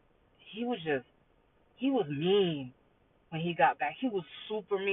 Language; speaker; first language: English; native; English